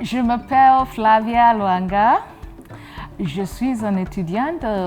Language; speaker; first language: French; non-native, learner; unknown